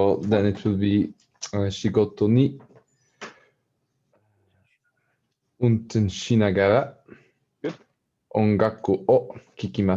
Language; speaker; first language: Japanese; non-native, learner; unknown